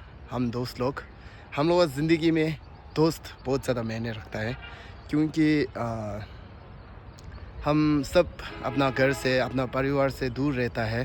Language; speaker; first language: Hindi; non-native, local second language; Tibetan